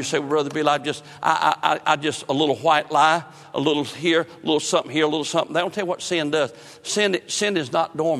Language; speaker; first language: English; native; English